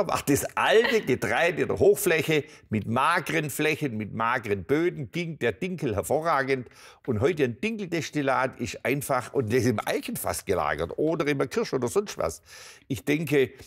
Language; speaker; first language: German; native; German